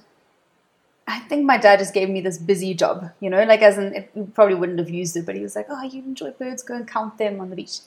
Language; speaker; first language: English; native; English